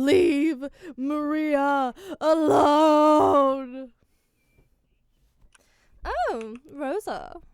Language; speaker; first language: English; native; English